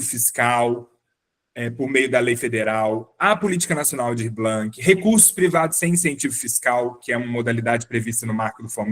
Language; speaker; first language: Portuguese; native; Portuguese